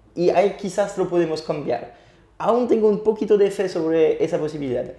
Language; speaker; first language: Spanish; non-native, fluent; French